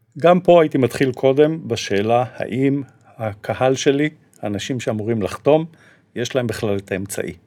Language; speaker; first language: Hebrew; native; Hebrew